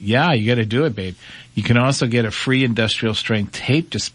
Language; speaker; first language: English; native; English